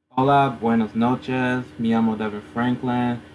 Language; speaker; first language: Spanish; non-native, learner; English